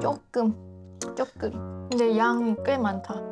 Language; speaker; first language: Korean; non-native, fluent; Lao